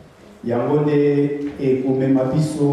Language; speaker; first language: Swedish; non-native, learner; Lingala